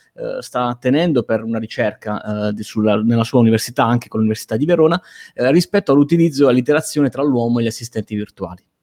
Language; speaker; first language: Italian; native; Italian